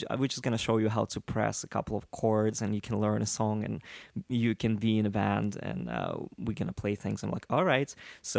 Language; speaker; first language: English; non-native, fluent; Russian